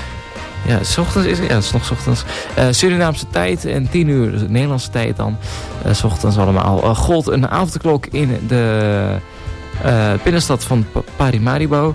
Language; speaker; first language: Dutch; native; Dutch